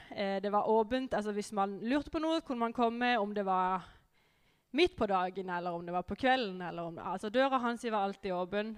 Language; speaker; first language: Norwegian; native; Norwegian